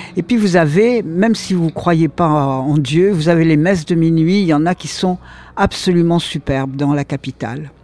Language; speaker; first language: French; native; French